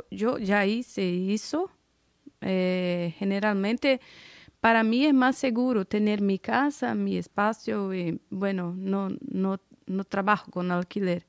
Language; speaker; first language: Spanish; non-native, fluent; Portuguese